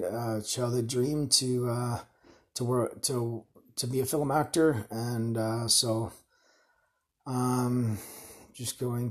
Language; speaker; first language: English; native; English